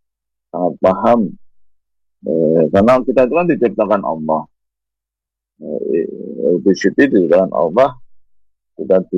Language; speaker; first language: Indonesian; non-native, local second language; Javanese